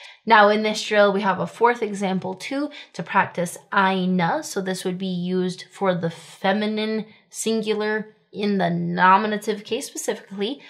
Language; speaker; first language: English; native; English